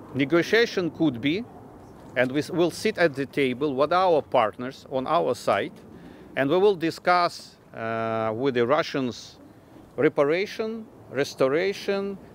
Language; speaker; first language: English; non-native, fluent; Ukrainian